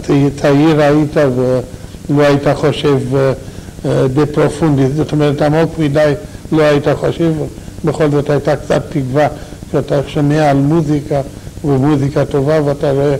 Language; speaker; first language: Hebrew; non-native, fluent; Romanian